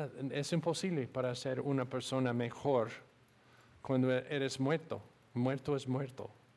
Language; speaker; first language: Spanish; non-native, learner; English